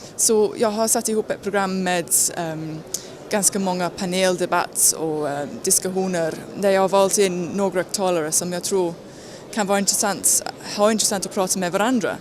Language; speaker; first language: Swedish; non-native, fluent; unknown